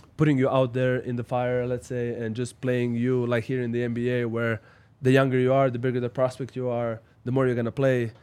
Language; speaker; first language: English; non-native, fluent; Slovenian